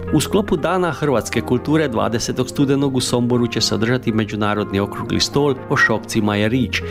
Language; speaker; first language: Croatian; early bilingual, heritage; Croatian